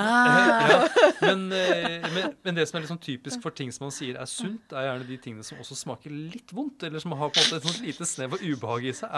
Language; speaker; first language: Norwegian; native; Norwegian